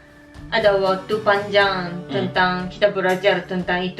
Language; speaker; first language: Indonesian; non-native, fluent; Japanese